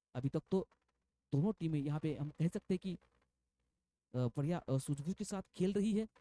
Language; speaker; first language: Hindi; non-native, local second language; Marathi